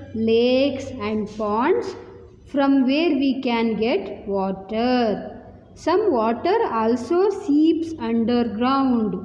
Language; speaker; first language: English; non-native, local second language; Kannada